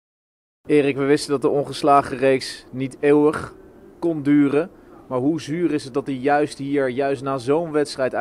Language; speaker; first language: Dutch; native; Dutch